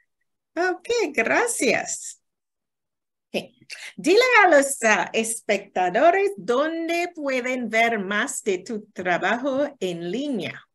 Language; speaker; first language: Spanish; non-native, learner; English